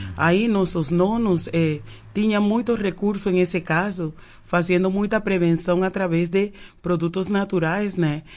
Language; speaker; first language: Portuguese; non-native, fluent; Spanish